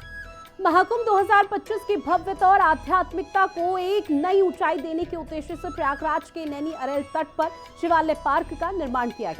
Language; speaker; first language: Hindi; native; Hindi